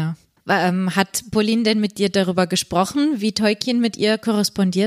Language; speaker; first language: German; native; German